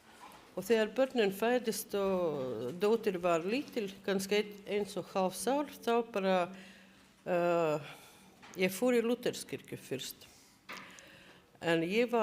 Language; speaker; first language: Icelandic; non-native, learner; Latvian